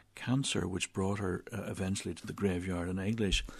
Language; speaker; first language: English; native; English